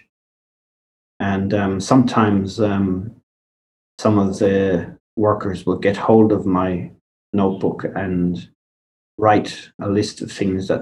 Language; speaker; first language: English; native; English